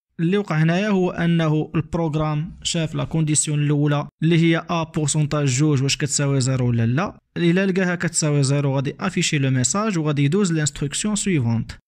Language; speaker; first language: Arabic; native; Arabic